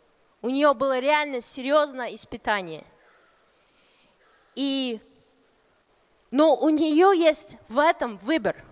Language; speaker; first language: Russian; non-native, fluent; English